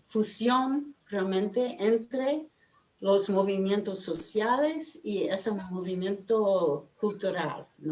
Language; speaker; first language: Spanish; non-native, fluent; English